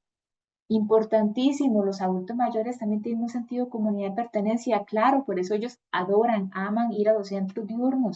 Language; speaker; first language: Spanish; native; Spanish